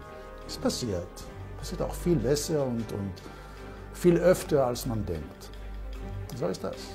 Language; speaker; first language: German; non-native, fluent; Hebrew